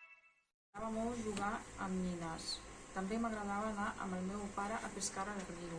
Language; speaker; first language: Catalan; non-native, learner; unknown